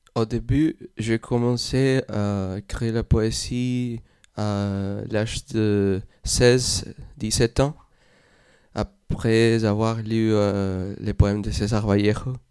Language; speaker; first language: French; non-native, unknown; Spanish